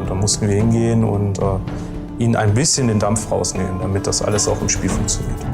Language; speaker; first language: German; native; German